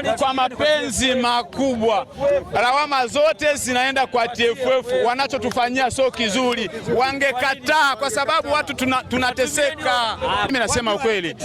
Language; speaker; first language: Swahili; non-native, local second language; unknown